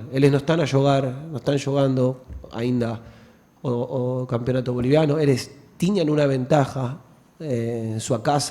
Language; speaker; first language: Portuguese; non-native, fluent; Spanish